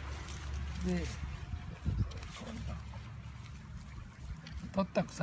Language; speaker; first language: Japanese; native; Japanese